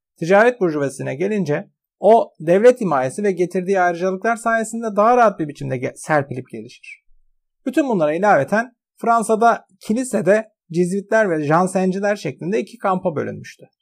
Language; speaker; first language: Turkish; native; Turkish